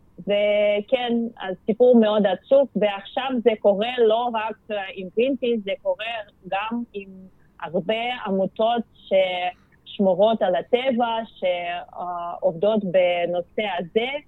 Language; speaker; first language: Hebrew; non-native, fluent; Russian